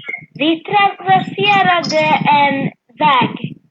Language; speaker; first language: Swedish; early bilingual, other home language; French